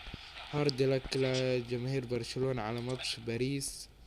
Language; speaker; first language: Arabic; native; Arabic